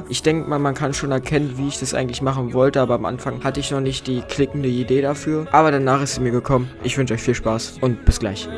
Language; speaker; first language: German; native; German